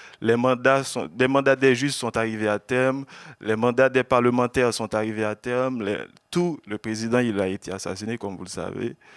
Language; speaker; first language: French; non-native, local second language; Haitian Creole